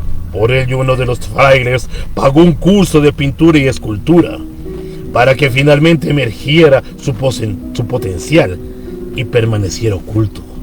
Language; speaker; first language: Spanish; native; Spanish